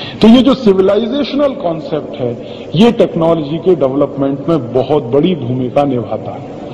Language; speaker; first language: Hindi; native; Hindi